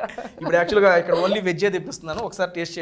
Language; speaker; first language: Telugu; native; Telugu